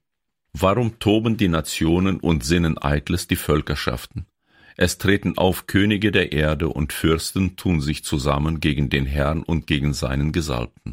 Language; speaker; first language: German; native; German